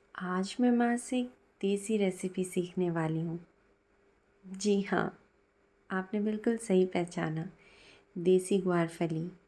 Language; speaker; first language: Hindi; native; Hindi